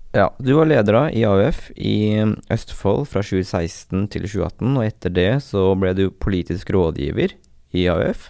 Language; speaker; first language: Norwegian; native; Norwegian